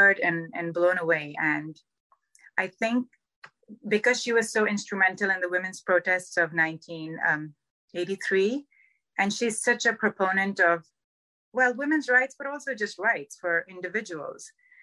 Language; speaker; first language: English; non-native, local second language; Urdu